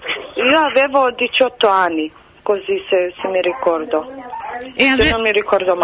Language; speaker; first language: Italian; non-native, fluent; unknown